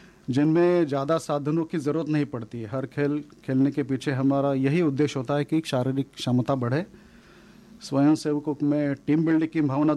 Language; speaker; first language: Hindi; non-native, local second language; Marathi